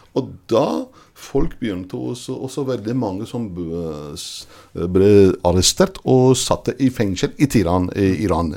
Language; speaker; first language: Norwegian; non-native, fluent; Persian